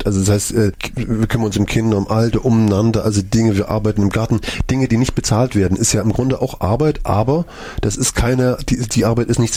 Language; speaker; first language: German; native; German